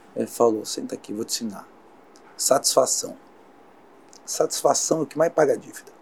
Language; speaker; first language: Portuguese; native; Portuguese